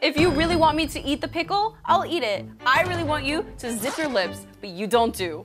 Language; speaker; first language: English; native; English